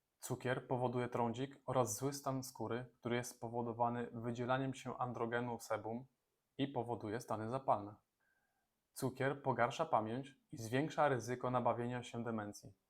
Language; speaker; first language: Polish; native; Polish